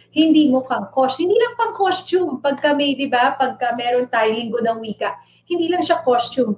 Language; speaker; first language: Filipino; non-native, local second language; Iloko